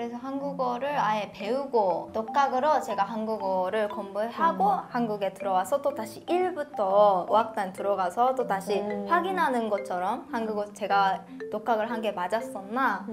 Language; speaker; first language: Korean; non-native, fluent; Japanese